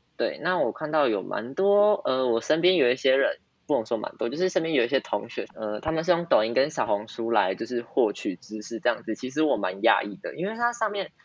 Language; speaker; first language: Chinese; native; Chinese